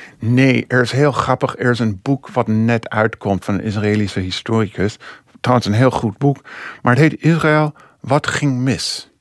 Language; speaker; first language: Dutch; non-native, fluent; English